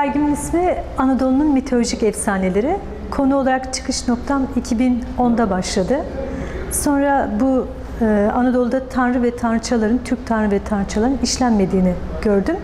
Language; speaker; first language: Turkish; native; Turkish